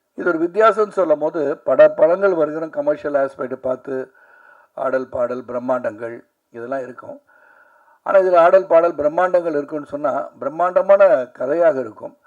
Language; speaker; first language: Tamil; native; Tamil